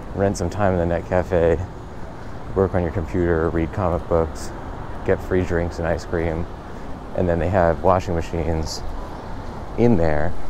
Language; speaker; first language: English; native; English